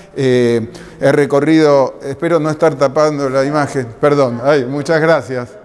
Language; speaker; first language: Spanish; native; Spanish